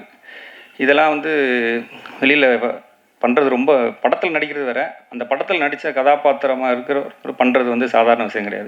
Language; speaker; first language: Tamil; native; Tamil